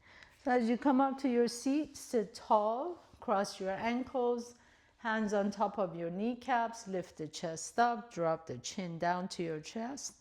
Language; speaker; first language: English; native; English